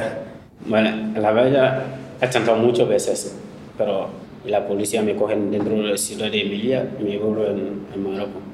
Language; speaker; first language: Spanish; non-native, learner; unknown